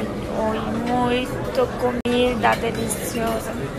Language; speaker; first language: Portuguese; non-native, fluent; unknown